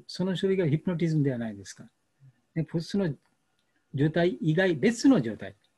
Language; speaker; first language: Japanese; non-native, fluent; Bangla